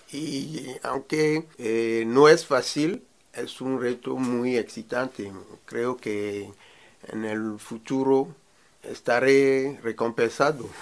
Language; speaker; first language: Spanish; non-native, learner; Ewe